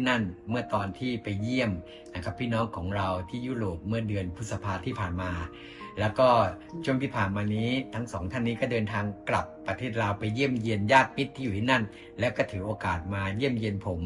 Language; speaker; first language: Thai; native; Thai